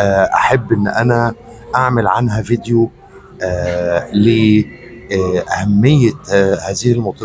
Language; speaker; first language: Arabic; native; Arabic